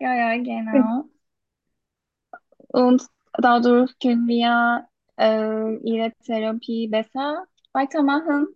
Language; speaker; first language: German; non-native, learner; Turkish